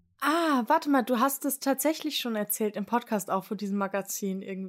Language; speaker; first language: German; native; German